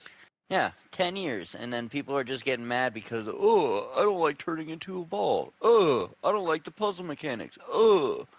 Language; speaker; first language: English; native; English